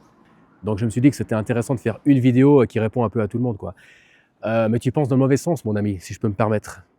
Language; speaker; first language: French; native; French